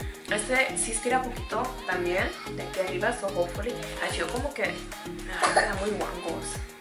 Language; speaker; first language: Spanish; early bilingual, heritage; Spanish